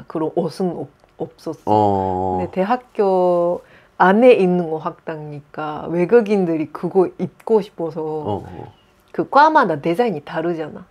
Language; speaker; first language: Korean; non-native, fluent; Japanese